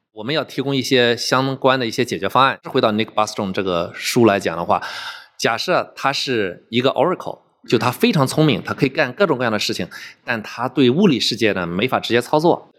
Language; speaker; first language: Chinese; native; Chinese